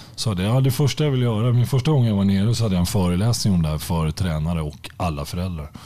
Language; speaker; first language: Swedish; native; Swedish